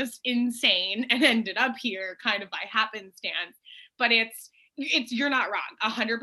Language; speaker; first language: English; native; English